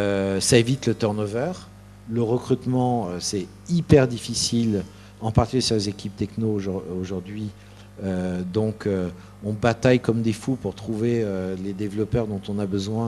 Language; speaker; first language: French; native; French